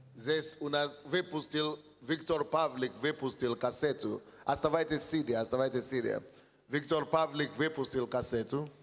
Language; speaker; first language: Russian; non-native, fluent; Yoruba